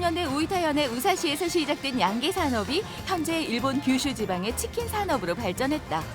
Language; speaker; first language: Korean; native; Korean